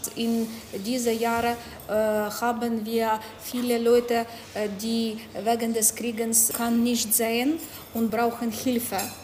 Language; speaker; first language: German; non-native, learner; Ukrainian